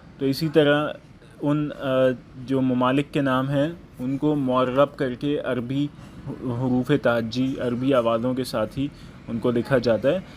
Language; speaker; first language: Urdu; native; Urdu